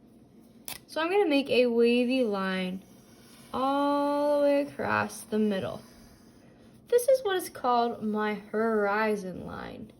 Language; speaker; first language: English; native; English